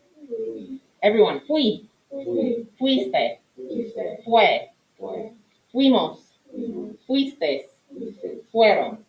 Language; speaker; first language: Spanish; non-native, fluent; English